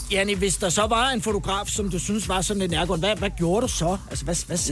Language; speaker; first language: Danish; native; Danish